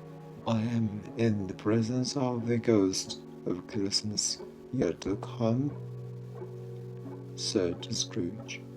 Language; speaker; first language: English; non-native, fluent; Japanese